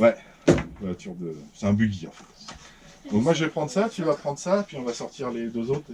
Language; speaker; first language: French; native; French